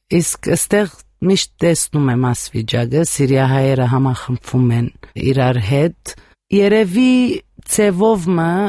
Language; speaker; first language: Armenian; early bilingual, heritage; Armenian